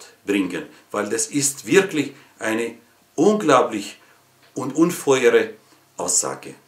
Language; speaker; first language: German; non-native, fluent; Arabic